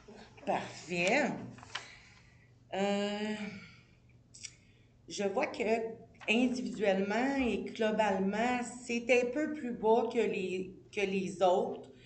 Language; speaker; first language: French; native; French